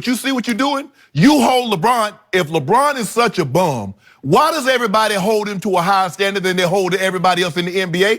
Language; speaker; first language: English; native; English